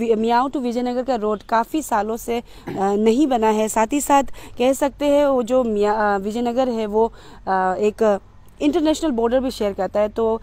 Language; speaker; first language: Hindi; non-native, local second language; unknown